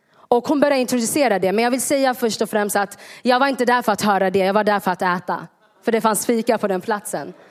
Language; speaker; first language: Swedish; early bilingual, other home language; Tigrinya